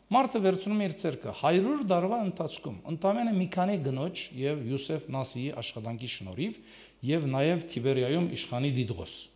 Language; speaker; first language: Armenian; early bilingual, heritage; French